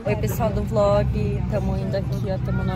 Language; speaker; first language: Portuguese; native; Portuguese